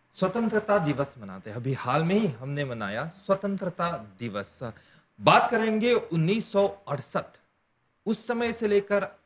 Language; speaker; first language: Hindi; non-native, local second language; Morisyen